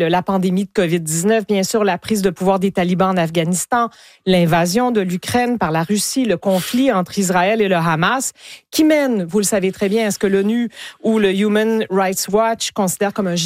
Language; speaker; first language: French; native; French